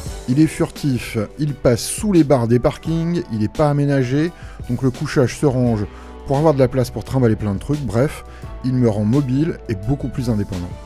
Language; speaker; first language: French; native; French